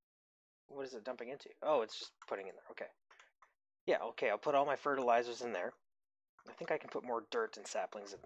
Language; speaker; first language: English; native; English